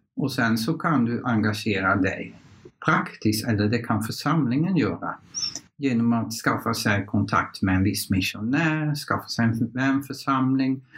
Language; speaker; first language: Swedish; non-native, fluent; Dutch